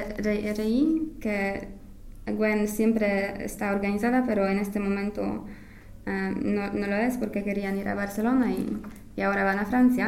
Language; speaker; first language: Spanish; non-native, fluent; English